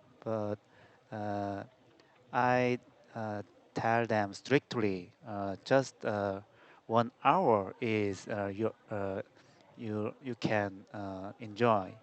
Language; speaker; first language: English; non-native, learner; Korean